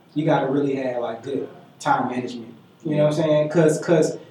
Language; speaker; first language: English; native; English